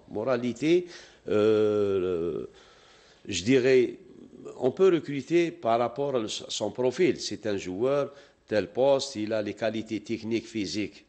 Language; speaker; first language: French; non-native, local second language; Arabic